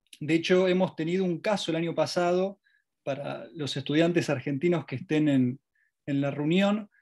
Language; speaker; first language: Spanish; native; Spanish